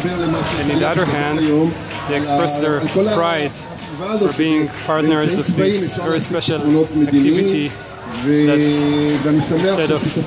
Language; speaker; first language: English; non-native, fluent; Hebrew